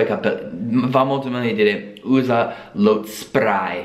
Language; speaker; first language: Italian; non-native, fluent; English